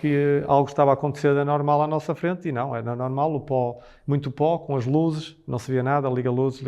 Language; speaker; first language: Portuguese; native; Portuguese